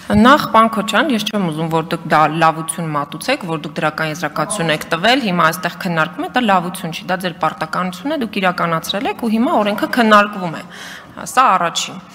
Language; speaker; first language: Armenian; native; Armenian